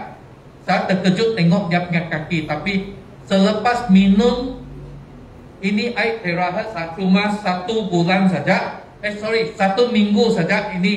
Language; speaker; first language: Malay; non-native, local second language; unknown